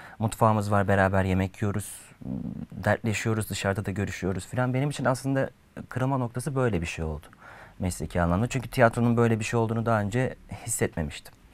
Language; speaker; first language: Turkish; native; Turkish